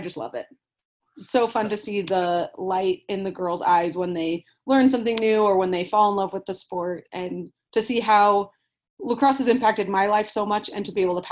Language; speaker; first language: English; native; English